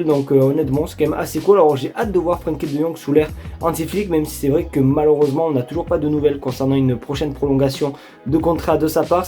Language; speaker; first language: French; native; French